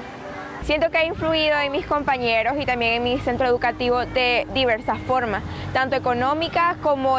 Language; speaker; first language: Spanish; native; Spanish